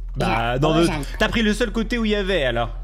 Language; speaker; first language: French; native; French